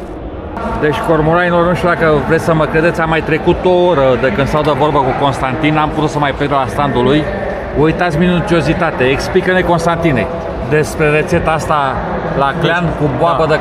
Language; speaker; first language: Romanian; native; Romanian